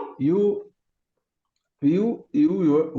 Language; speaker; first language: English; non-native, learner; Portuguese